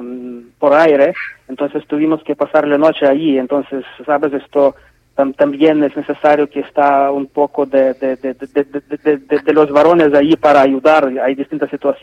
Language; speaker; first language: Spanish; non-native, fluent; Ukrainian